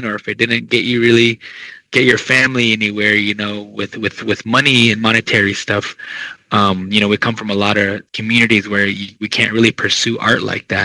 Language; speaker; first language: English; native; English